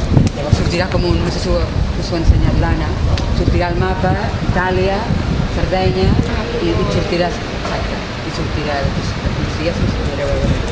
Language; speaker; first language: Catalan; native; Catalan